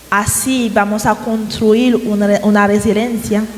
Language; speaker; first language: Spanish; non-native, fluent; Haitian Creole